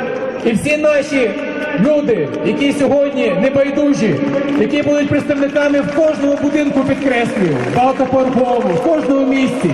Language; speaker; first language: Ukrainian; native; Ukrainian